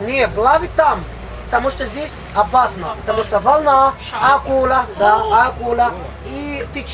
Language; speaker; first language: Russian; non-native, learner; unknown